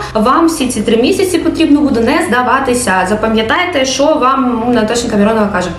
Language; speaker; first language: Ukrainian; non-native, local second language; Russian